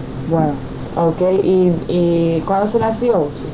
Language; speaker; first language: Spanish; non-native, learner; English